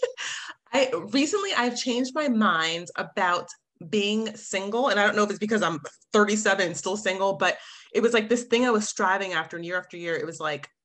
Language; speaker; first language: English; native; English